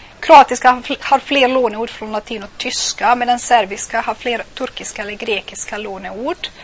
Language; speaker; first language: Swedish; non-native, fluent; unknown